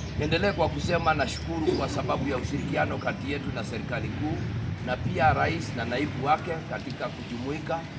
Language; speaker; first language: Swahili; non-native, local second language; Kikuyu